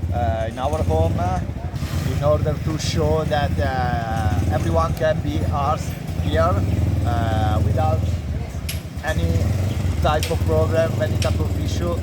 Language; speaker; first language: English; non-native, learner; Italian